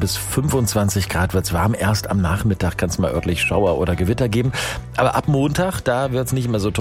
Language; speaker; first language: German; native; German